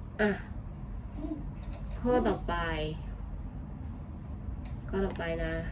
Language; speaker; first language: Thai; native; Thai